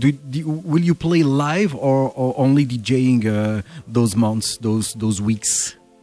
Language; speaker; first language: English; non-native, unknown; French